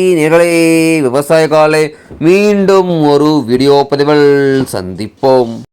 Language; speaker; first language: Tamil; native; Tamil